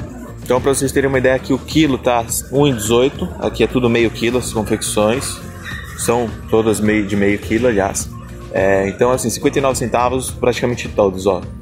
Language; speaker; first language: Portuguese; native; Portuguese